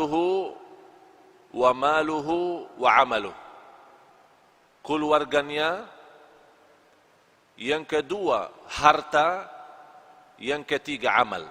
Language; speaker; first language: Indonesian; non-native, fluent; Arabic